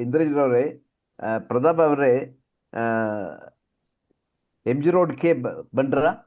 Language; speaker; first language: Kannada; non-native, learner; Hindi